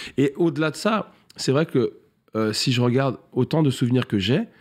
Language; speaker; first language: French; native; French